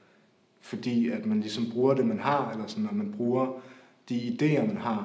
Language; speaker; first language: Danish; native; Danish